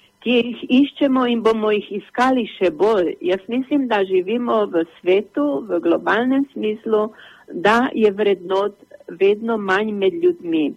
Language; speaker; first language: Slovenian; native; Slovenian